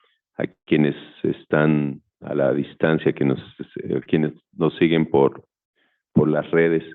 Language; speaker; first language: Spanish; native; Spanish